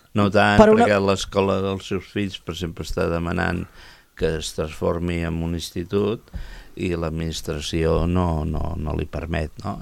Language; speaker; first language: Catalan; native; Catalan